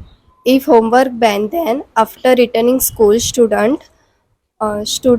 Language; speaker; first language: English; non-native, learner; Marathi